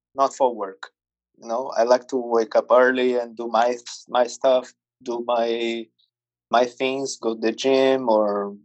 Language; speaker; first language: English; non-native, fluent; Portuguese